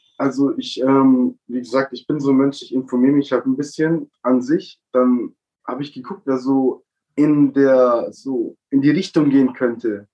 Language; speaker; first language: German; early bilingual, other home language; Italian